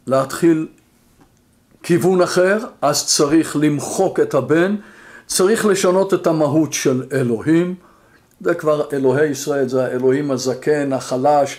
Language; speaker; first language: Hebrew; non-native, fluent; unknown